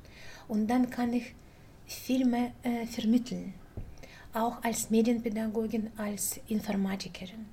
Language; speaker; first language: German; non-native, fluent; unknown